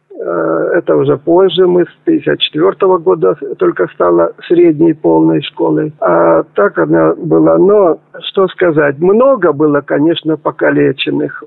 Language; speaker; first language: Russian; native; Russian